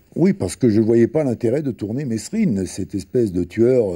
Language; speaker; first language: French; early bilingual, other home language; Italian